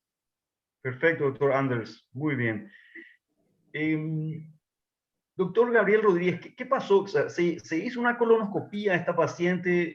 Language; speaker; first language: Spanish; native; Spanish